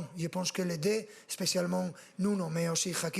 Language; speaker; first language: French; non-native, fluent; Spanish